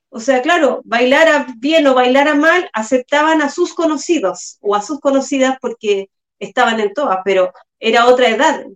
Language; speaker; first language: Spanish; native; Spanish